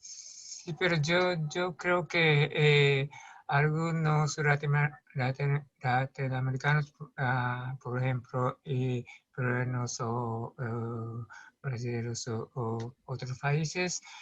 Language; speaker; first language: Spanish; non-native, learner; Japanese